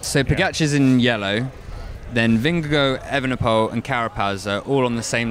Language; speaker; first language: English; native; English